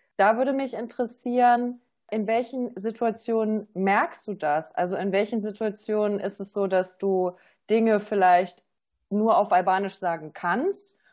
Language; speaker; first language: German; native; German